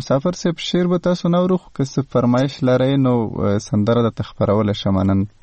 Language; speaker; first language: Pashto; native; Pashto